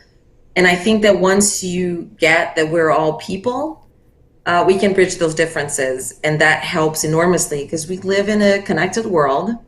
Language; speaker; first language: English; non-native, fluent; Portuguese